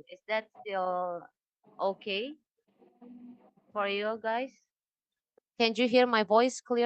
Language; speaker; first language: English; non-native, local second language; Indonesian